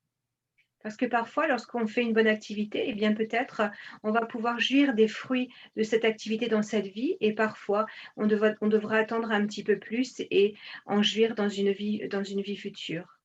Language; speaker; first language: French; native; French